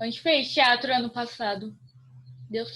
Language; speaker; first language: Portuguese; native; Portuguese